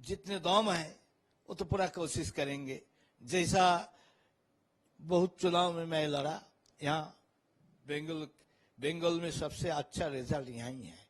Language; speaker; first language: Hindi; non-native, local second language; Bangla